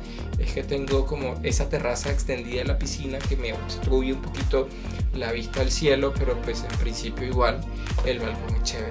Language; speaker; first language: Spanish; native; Spanish